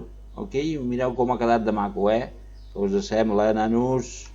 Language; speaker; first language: Catalan; non-native, local second language; Spanish